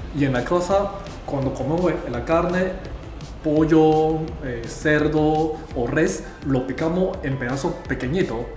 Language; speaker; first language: Spanish; non-native, fluent; Chinese